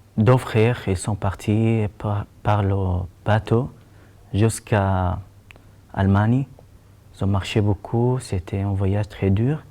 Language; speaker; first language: French; non-native, learner; Arabic